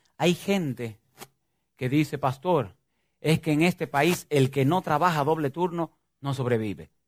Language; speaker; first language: Spanish; native; Spanish